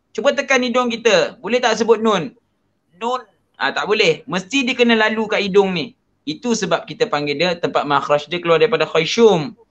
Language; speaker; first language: Malay; native; Malay